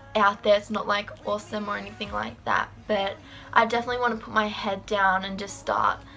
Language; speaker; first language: English; native; English